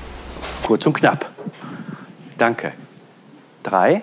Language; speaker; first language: German; native; German